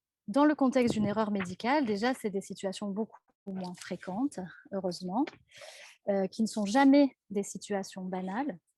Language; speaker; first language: French; native; French